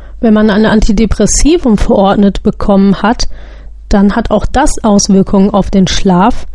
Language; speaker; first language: German; native; German